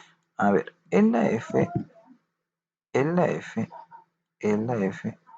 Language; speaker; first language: Spanish; native; Spanish